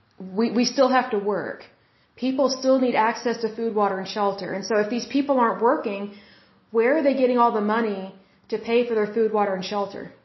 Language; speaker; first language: English; native; English